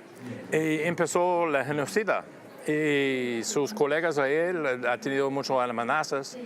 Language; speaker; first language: Spanish; non-native, fluent; English